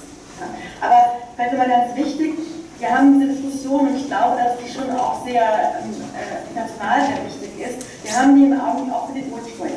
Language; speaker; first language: German; native; German